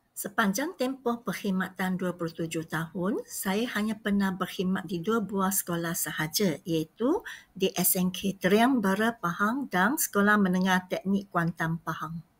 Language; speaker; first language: Malay; non-native, local second language; Chinese